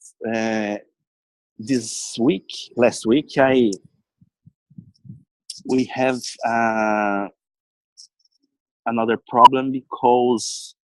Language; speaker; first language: English; non-native, learner; Portuguese